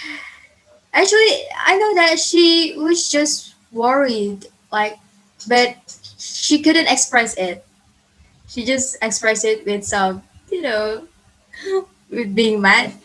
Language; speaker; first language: English; non-native, fluent; Indonesian